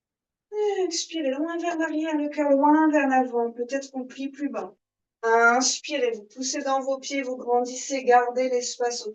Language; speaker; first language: French; native; French